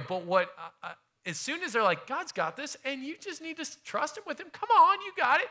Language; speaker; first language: English; native; English